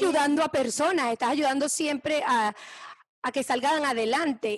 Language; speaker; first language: Spanish; early bilingual, heritage; Spanish